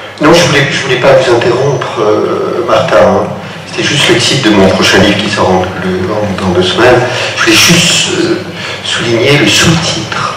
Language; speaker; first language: French; native; French